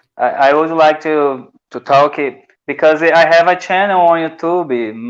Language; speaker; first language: English; non-native, learner; Portuguese